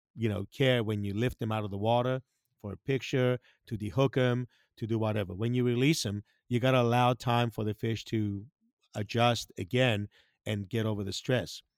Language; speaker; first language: English; non-native, fluent; Greek